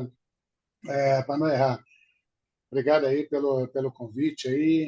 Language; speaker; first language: Portuguese; native; Portuguese